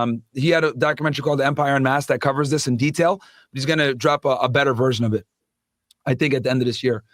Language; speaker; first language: English; native; English